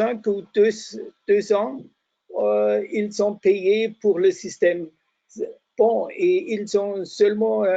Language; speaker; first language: French; non-native, fluent; German